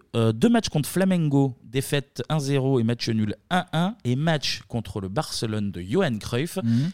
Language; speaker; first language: French; native; French